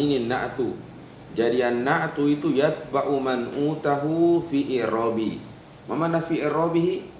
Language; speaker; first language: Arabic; non-native, fluent; Indonesian